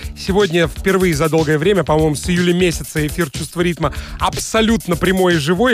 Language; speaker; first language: Russian; native; Russian